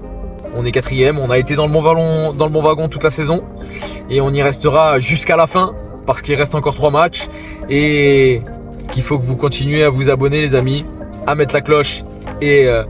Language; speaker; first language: French; native; French